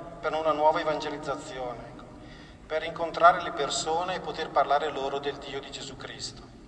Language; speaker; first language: Italian; native; Italian